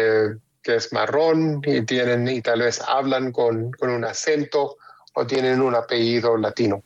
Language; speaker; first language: Spanish; early bilingual, heritage; Spanish